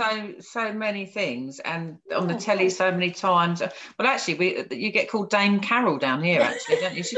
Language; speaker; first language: English; native; English